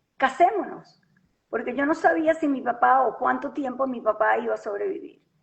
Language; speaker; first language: Spanish; native; Spanish